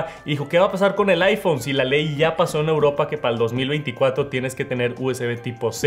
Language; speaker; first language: Spanish; native; Spanish